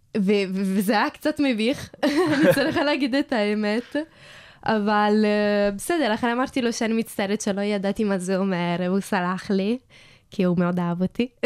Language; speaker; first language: Hebrew; non-native, fluent; Italian